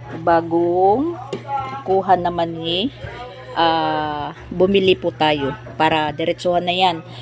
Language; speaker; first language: Filipino; native; Filipino